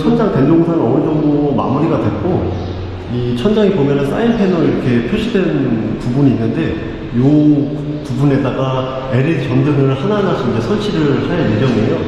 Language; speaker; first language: Korean; native; Korean